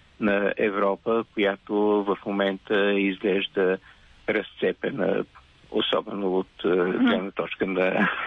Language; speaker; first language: Bulgarian; native; Bulgarian